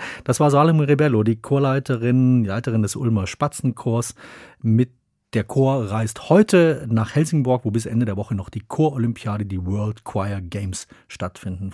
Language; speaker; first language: German; native; German